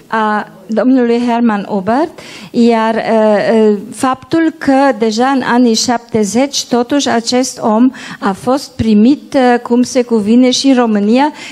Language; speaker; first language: Romanian; non-native, local second language; German